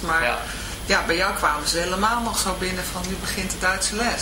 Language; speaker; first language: Dutch; native; Dutch